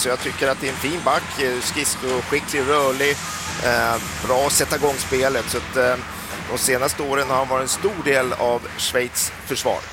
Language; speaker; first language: Swedish; native; Swedish